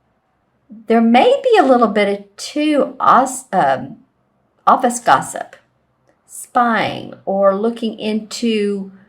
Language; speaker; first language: English; native; English